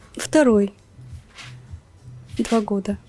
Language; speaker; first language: Russian; non-native, local second language; Turkmen